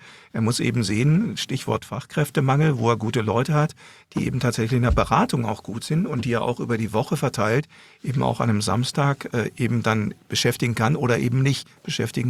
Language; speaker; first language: German; native; German